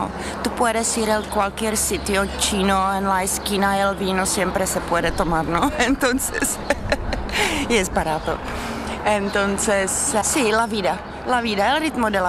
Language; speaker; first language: Spanish; non-native, fluent; Czech